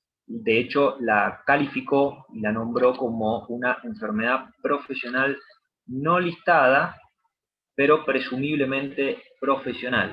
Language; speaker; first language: Spanish; native; Spanish